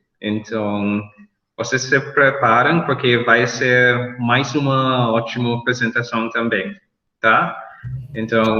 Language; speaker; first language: Portuguese; non-native, learner; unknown